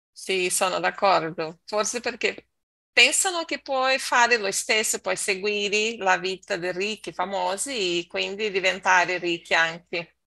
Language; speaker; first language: Italian; non-native, learner; Portuguese